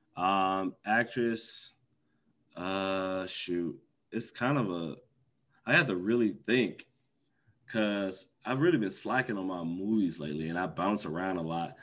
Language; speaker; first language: English; native; English